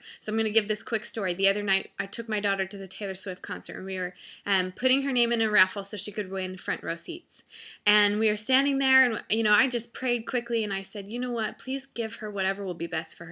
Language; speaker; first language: English; native; English